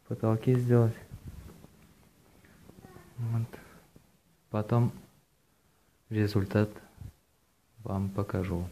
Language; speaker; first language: Russian; native; Russian